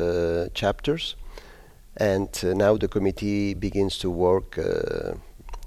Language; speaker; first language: English; non-native, learner; Spanish